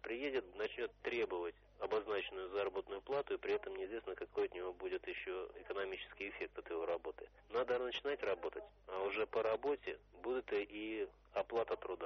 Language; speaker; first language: Russian; native; Russian